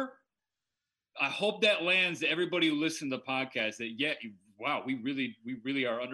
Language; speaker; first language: English; native; English